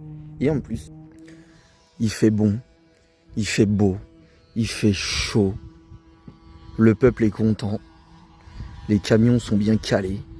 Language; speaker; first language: French; native; French